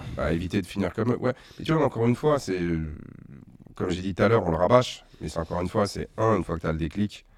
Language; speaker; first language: French; native; French